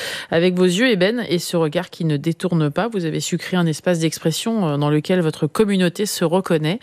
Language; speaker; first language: French; native; French